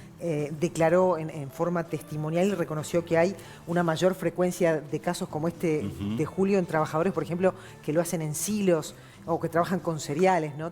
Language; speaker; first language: Spanish; native; Spanish